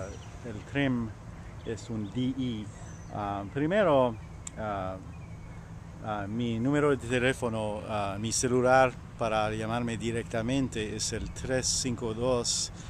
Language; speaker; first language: Spanish; non-native, learner; French